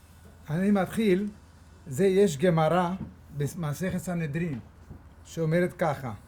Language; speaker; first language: Hebrew; non-native, fluent; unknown